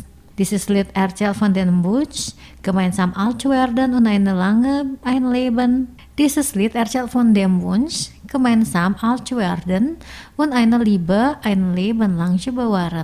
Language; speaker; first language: German; non-native, fluent; Indonesian